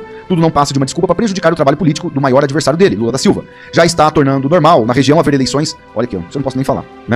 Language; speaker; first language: Portuguese; native; Portuguese